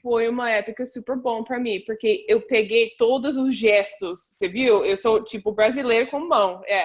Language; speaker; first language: Portuguese; non-native, fluent; English